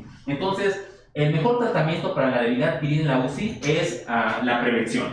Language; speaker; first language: Spanish; native; Spanish